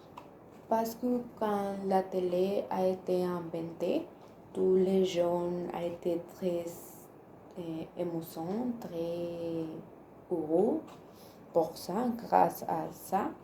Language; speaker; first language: French; non-native, learner; Spanish